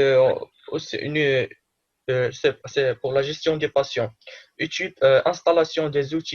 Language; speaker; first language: French; non-native, local second language; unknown